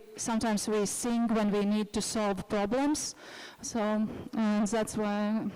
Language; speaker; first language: English; non-native, fluent; Latvian